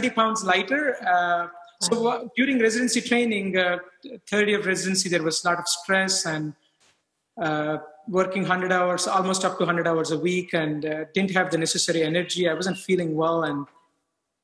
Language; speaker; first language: English; non-native, local second language; Telugu